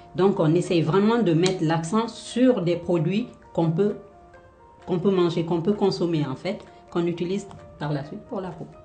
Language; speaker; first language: French; non-native, local second language; Fula